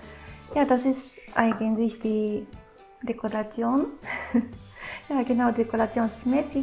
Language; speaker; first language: German; non-native, fluent; Japanese